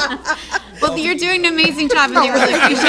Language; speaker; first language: English; native; English